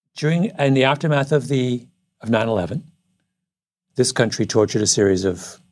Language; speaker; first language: English; native; English